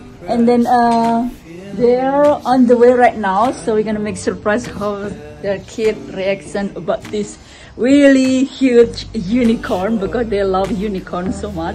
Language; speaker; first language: English; non-native, learner; Indonesian